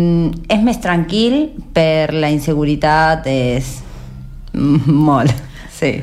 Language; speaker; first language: Catalan; non-native, learner; Spanish